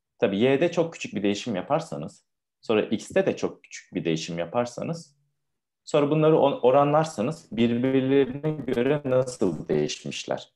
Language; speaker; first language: Turkish; native; Turkish